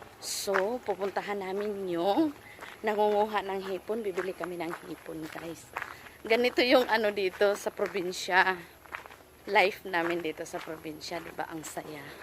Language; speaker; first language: Filipino; non-native, local second language; Cebuano